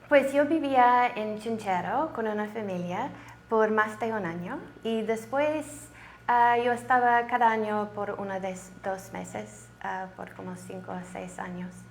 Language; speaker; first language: Spanish; non-native, learner; English